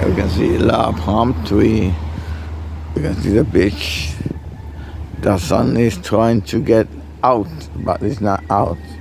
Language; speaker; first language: English; non-native, local second language; Spanish